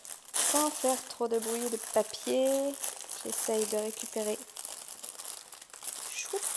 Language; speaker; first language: French; native; French